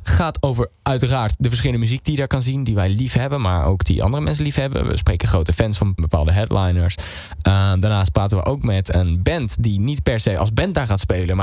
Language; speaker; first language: Dutch; native; Dutch